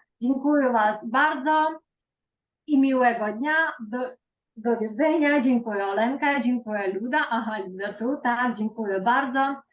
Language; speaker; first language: Polish; non-native, fluent; Ukrainian